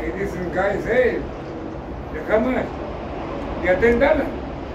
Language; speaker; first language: English; non-native, learner; Spanish